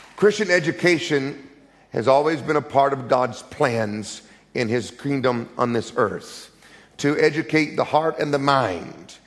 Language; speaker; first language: English; native; English